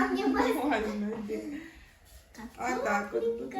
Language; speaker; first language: Ukrainian; native; Ukrainian